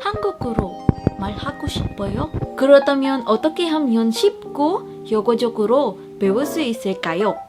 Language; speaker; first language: Korean; non-native, learner; Filipino